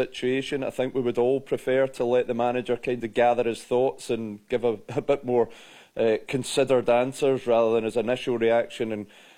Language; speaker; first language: English; native; English